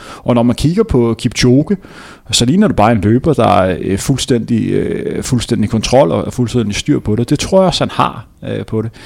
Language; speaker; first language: Danish; native; Danish